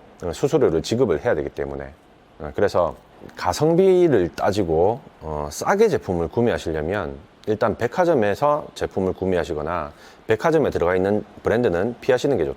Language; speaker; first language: Korean; native; Korean